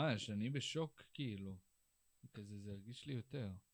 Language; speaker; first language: Hebrew; native; Hebrew